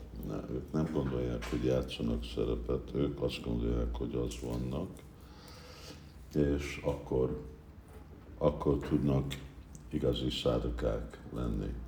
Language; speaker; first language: Hungarian; early bilingual, heritage; Hungarian